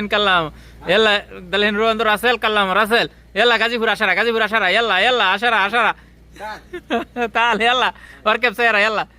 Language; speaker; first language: Arabic; non-native, learner; Bangla